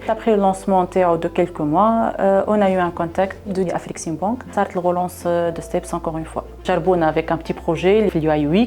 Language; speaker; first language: French; non-native, local second language; Arabic